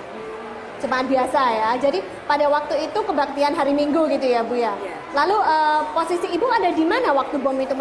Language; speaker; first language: Indonesian; native; Indonesian